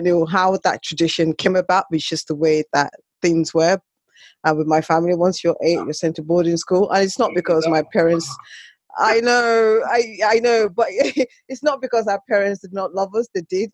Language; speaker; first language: English; non-native, local second language; Yoruba